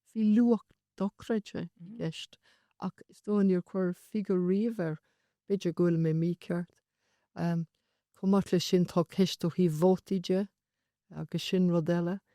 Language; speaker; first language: Irish; non-native, local second language; English